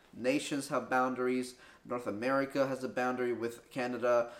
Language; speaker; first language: English; early bilingual, other home language; Spanish